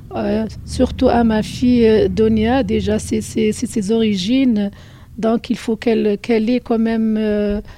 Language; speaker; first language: French; non-native, local second language; Arabic